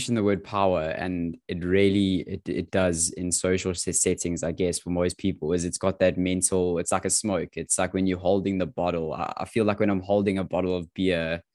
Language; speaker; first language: English; native; English